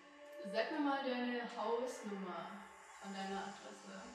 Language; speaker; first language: German; native; German